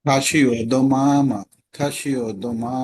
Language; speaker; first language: Chinese; non-native, learner; Bangla